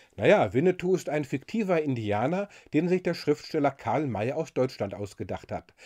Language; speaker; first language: German; native; German